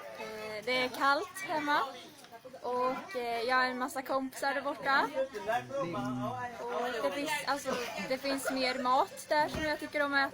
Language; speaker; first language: Swedish; early bilingual, other home language; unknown